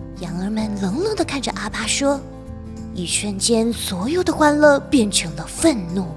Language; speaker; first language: Chinese; native; Chinese